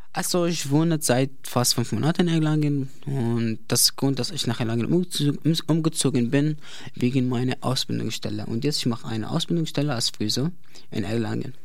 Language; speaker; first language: German; non-native, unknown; Arabic